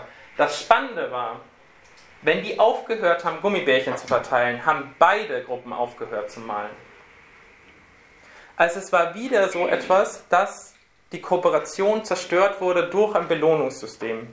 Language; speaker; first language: German; native; German